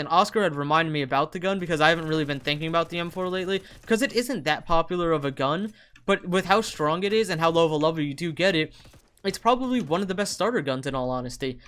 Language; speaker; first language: English; native; English